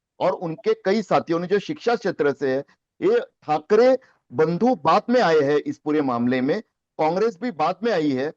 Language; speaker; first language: Hindi; non-native, local second language; Marathi